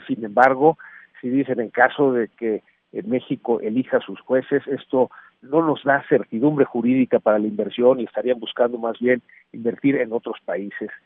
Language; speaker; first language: Spanish; native; Spanish